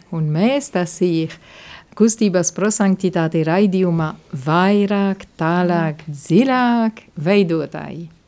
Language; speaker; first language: Latvian; non-native, fluent; Italian